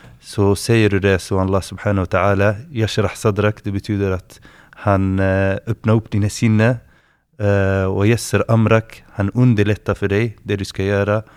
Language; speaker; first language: Swedish; non-native, fluent; Arabic